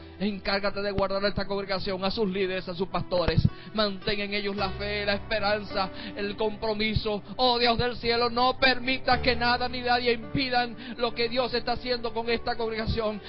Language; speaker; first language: Spanish; native; Spanish